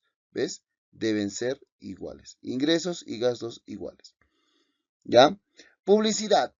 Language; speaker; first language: Spanish; native; Spanish